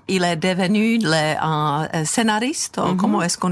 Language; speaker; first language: French; non-native, fluent; Czech